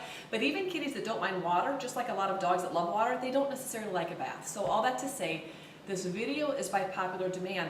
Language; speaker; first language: English; native; English